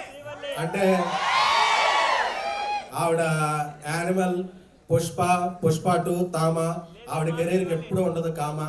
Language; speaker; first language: Telugu; native; Telugu